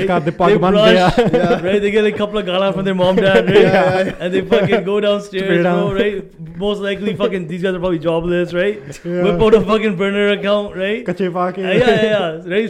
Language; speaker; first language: English; native; English